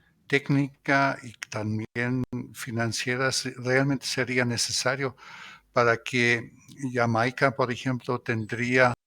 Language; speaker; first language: Spanish; non-native, fluent; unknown